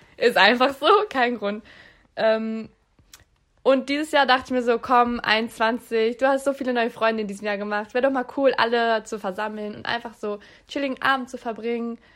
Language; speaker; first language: German; early bilingual, other home language; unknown